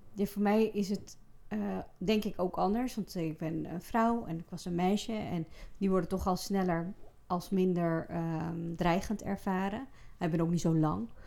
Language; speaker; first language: Dutch; native; Dutch